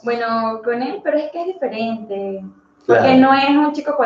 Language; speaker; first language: Spanish; native; Spanish